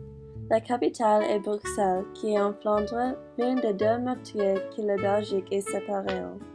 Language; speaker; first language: French; non-native, learner; English